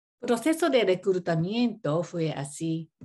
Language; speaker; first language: Spanish; non-native, learner; Japanese